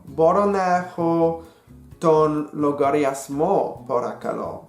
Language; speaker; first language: Greek; non-native, learner; English